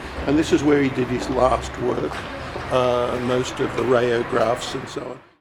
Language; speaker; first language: English; native; English